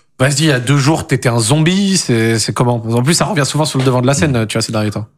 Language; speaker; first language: French; native; French